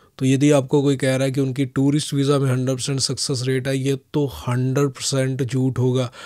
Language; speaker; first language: Hindi; non-native, local second language; Punjabi